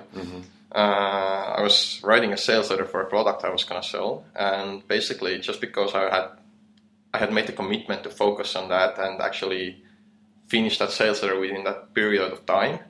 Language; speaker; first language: English; non-native, fluent; Estonian